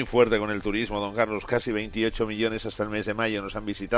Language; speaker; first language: Spanish; native; Spanish